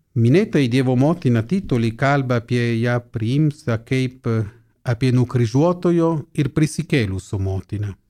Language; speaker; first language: Lithuanian; non-native, fluent; Italian